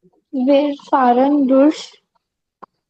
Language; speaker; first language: German; non-native, learner; Hindi